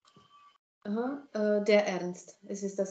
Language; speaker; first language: German; non-native, fluent; Czech